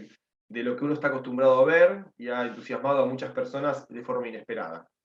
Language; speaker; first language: Spanish; native; Spanish